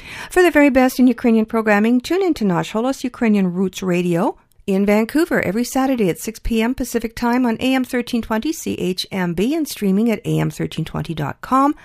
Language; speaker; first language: English; early bilingual, other home language; Ukrainian